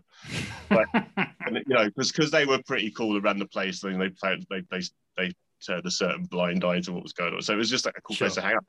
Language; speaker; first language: English; native; English